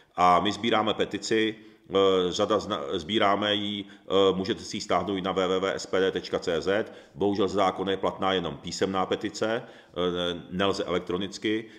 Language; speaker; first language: Czech; early bilingual, other home language; Japanese